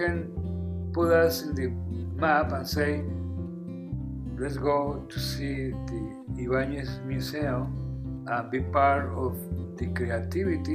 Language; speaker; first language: English; non-native, learner; Spanish